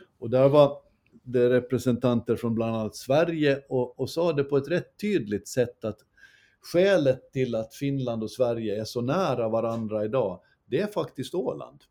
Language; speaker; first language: Swedish; native; Swedish